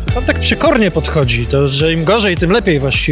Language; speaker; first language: Polish; native; Polish